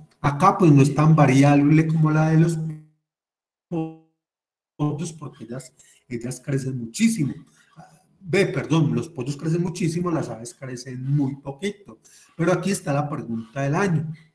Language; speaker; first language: Spanish; native; Spanish